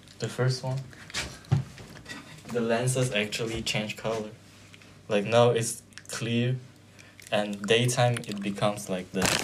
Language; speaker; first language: English; non-native, fluent; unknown